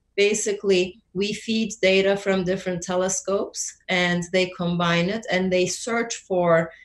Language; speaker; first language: English; non-native, fluent; Turkish